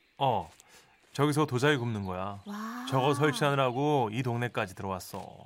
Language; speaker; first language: Korean; native; Korean